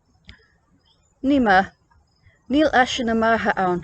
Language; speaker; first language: Irish; non-native, learner; English